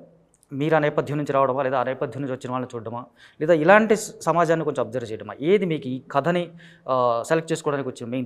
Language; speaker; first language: Telugu; native; Telugu